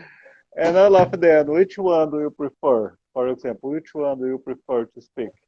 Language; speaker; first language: English; non-native, learner; Portuguese